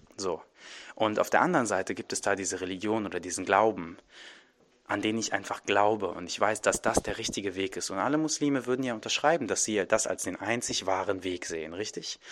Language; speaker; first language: German; early bilingual, other home language; Arabic